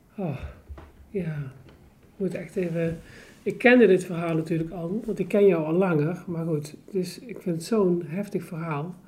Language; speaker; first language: Dutch; native; Dutch